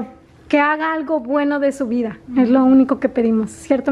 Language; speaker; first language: Spanish; native; Spanish